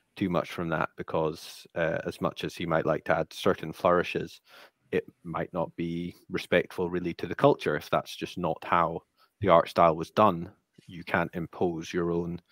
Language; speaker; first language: English; native; English